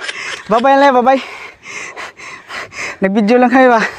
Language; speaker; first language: Filipino; non-native, local second language; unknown